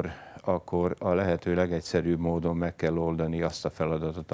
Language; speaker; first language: Hungarian; native; Hungarian